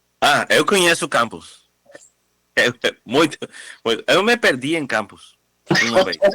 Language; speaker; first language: Portuguese; non-native, learner; Spanish